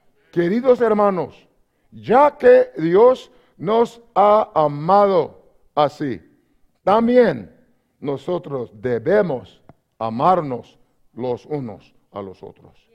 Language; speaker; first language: Spanish; non-native, learner; English